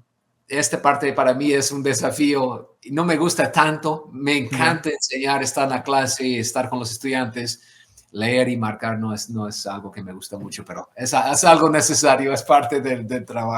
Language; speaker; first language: Spanish; non-native, fluent; English